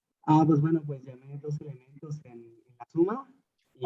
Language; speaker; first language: Spanish; native; Spanish